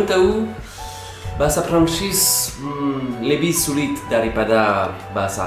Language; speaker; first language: Indonesian; non-native, learner; French